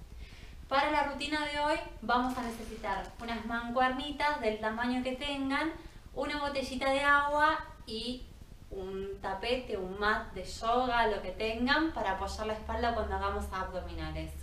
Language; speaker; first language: Spanish; native; Spanish